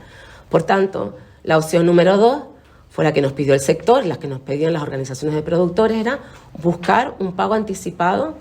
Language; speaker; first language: Spanish; native; Spanish